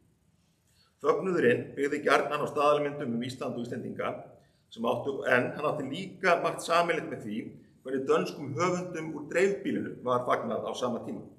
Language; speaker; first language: Icelandic; native; Icelandic